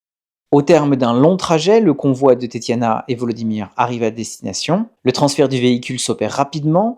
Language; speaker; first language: French; native; French